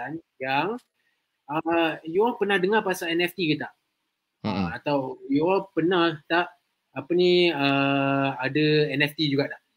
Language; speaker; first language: Malay; native; Malay